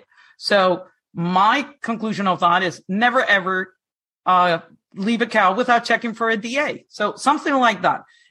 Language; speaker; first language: English; non-native, fluent; Spanish